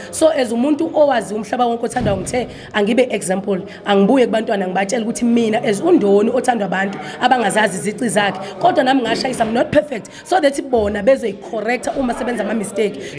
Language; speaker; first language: Zulu; native; Zulu